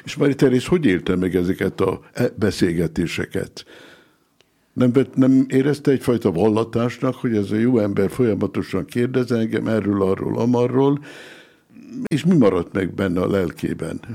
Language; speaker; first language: Hungarian; native; Hungarian